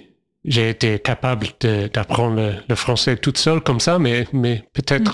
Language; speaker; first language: French; non-native, fluent; English